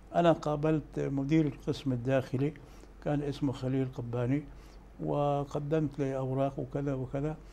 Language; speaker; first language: Arabic; native; Arabic